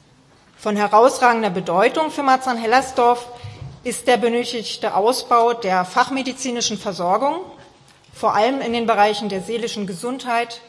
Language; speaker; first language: German; native; German